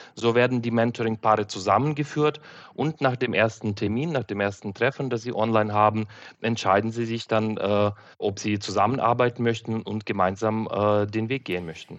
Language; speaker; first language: German; non-native, fluent; Ukrainian